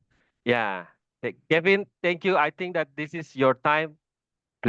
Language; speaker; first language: English; non-native, fluent; Indonesian